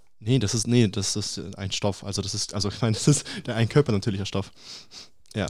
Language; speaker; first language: German; early bilingual, other home language; Russian